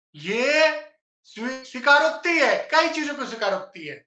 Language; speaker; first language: Hindi; native; Hindi